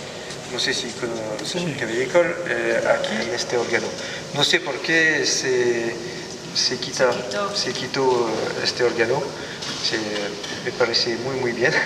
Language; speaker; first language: Spanish; non-native, learner; French